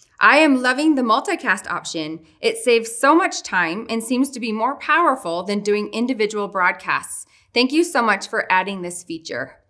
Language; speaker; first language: English; native; English